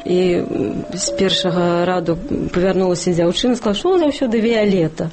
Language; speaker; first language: Belarusian; non-native, local second language; Russian